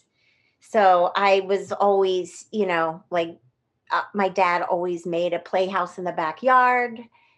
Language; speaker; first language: English; native; English